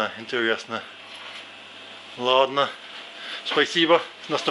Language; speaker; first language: Russian; non-native, fluent; English